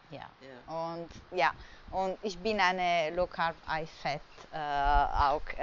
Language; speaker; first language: German; non-native, fluent; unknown